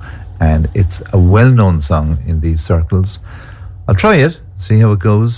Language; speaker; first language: English; native; English